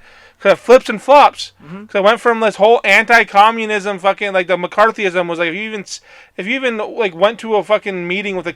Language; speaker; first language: English; native; English